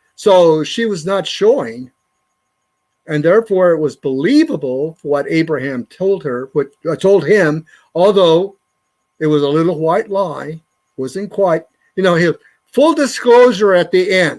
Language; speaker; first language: English; native; English